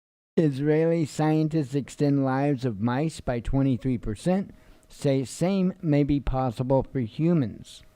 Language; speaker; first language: English; native; English